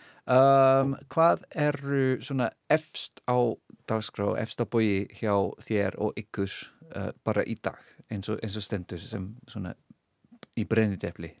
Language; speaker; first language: Icelandic; non-native, fluent; English